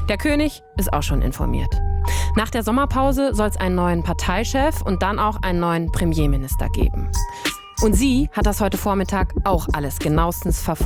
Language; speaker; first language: German; native; German